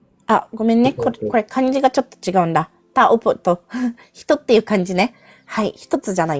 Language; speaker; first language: Japanese; non-native, fluent; Filipino